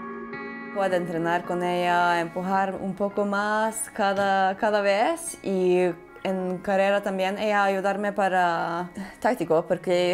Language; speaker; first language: Spanish; non-native, learner; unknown